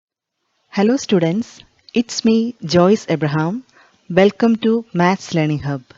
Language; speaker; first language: English; non-native, local second language; Malayalam